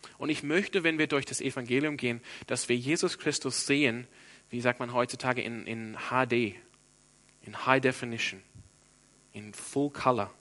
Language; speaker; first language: German; non-native, fluent; English